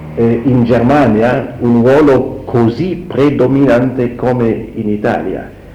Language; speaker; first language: Italian; non-native, fluent; German